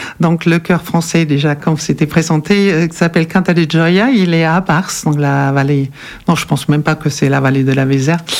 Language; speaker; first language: French; non-native, fluent; German